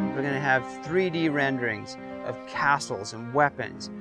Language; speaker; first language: English; native; English